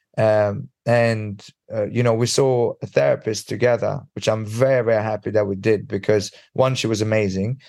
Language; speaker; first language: English; early bilingual, other home language; Swedish